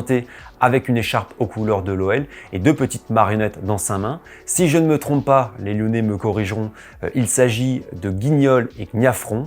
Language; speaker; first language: French; native; French